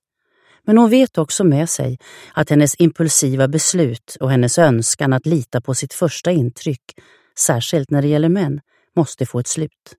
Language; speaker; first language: Swedish; native; Swedish